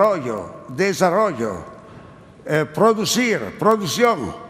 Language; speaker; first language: Spanish; non-native, learner; Italian